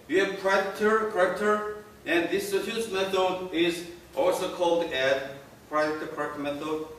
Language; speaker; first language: English; non-native, fluent; Korean